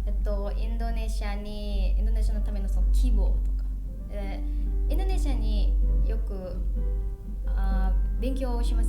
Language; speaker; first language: Japanese; non-native, learner; Indonesian